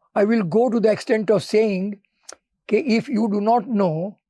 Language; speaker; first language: English; non-native, local second language; Gujarati